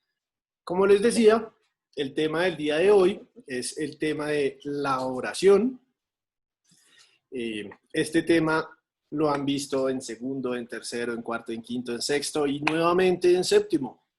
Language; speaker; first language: Spanish; native; Spanish